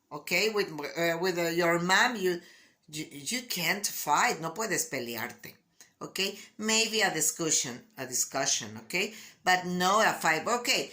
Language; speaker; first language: English; non-native, learner; Spanish